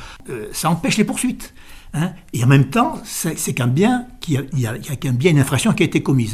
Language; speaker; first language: French; native; French